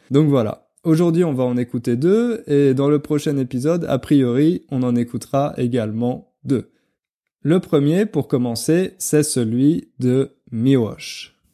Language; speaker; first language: French; native; French